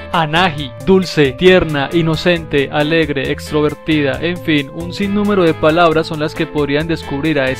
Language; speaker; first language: Spanish; native; Spanish